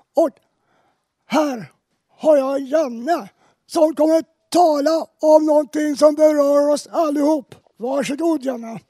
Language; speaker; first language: Swedish; native; Swedish